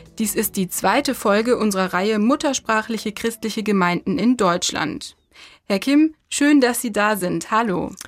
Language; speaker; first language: German; native; German